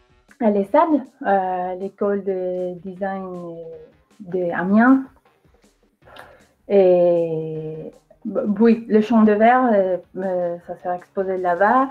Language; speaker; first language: French; non-native, fluent; Spanish